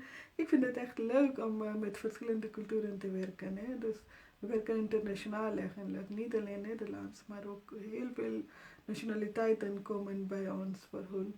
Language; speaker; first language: Dutch; non-native, fluent; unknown